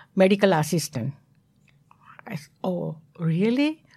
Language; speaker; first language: English; non-native, local second language; Gujarati